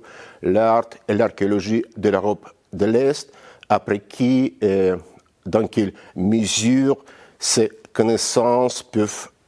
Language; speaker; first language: French; non-native, fluent; Russian